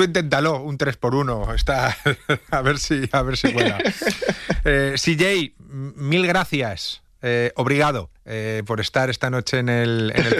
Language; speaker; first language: Spanish; native; Spanish